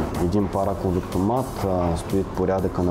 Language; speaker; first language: Russian; non-native, learner; Bulgarian